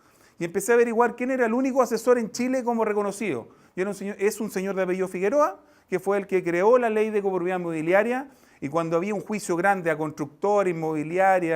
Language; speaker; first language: Spanish; native; Spanish